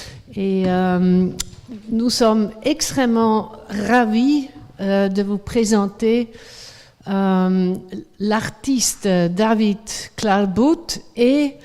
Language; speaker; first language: French; non-native, fluent; Swiss German